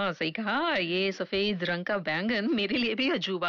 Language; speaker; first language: Hindi; native; Hindi